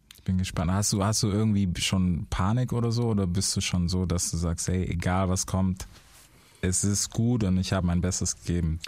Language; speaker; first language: German; native; German